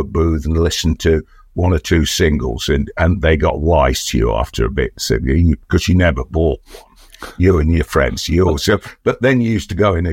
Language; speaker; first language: English; native; English